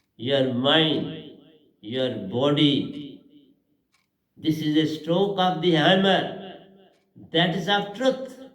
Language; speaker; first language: English; non-native, local second language; Hindi